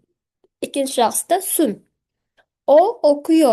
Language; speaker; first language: Turkish; non-native, fluent; Uzbek